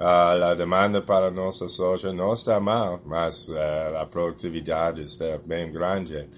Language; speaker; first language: Portuguese; non-native, fluent; English